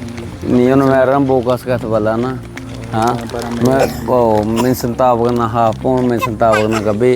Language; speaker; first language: Filipino; non-native, learner; Punjabi